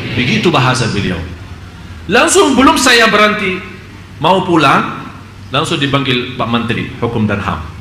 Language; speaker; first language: Indonesian; non-native, fluent; Arabic